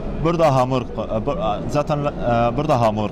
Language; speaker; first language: Turkish; non-native, learner; Arabic